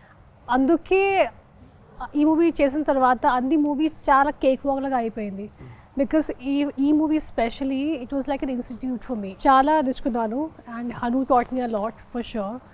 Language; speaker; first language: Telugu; non-native, local second language; Hindi